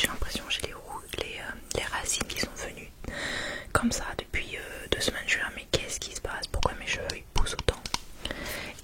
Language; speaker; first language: French; native; French